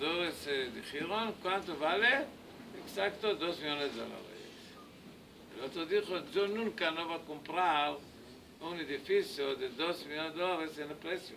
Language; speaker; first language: Spanish; non-native, learner; Hebrew